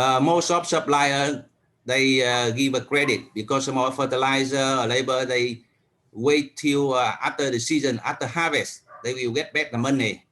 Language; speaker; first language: English; non-native, learner; Vietnamese